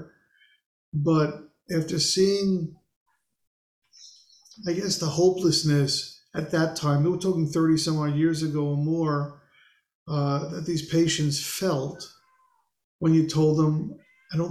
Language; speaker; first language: English; native; English